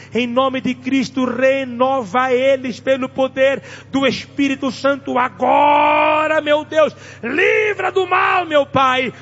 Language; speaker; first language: Portuguese; non-native, local second language; Tsonga